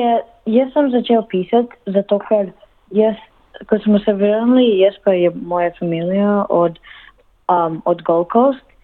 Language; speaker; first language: Slovenian; early bilingual, heritage; Slovenian